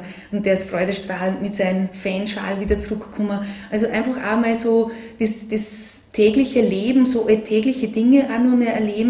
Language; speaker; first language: German; native; German